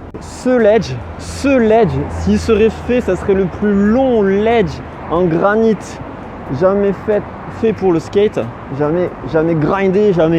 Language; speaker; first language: French; native; French